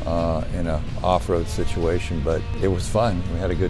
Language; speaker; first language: English; native; English